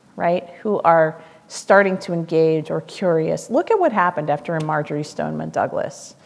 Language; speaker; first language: English; native; English